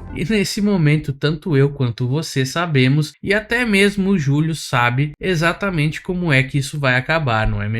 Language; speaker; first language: Portuguese; native; Portuguese